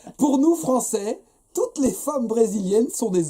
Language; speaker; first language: French; native; French